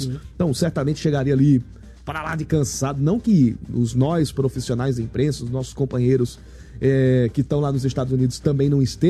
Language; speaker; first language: Portuguese; native; Portuguese